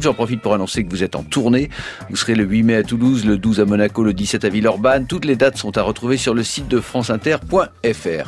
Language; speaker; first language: French; native; French